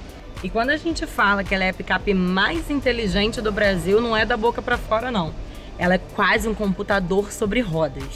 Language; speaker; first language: Portuguese; native; Portuguese